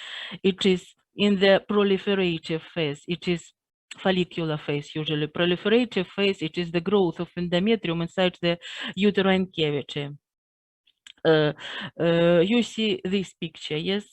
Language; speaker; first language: English; non-native, fluent; Russian